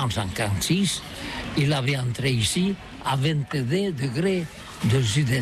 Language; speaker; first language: French; non-native, learner; Catalan